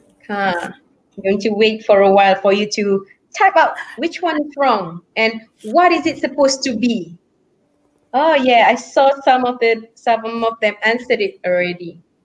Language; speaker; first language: English; non-native, local second language; Malay